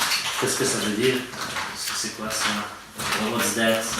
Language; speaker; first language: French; non-native, fluent; Polish